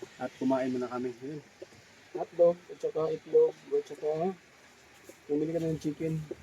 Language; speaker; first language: Filipino; non-native, local second language; Cebuano